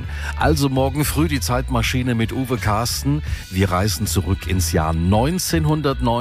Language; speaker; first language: German; native; German